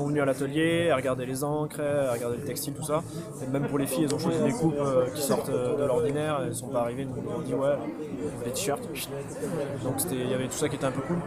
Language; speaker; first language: French; native; French